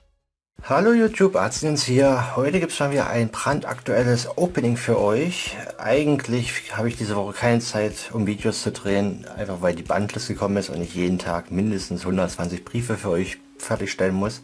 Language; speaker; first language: German; native; German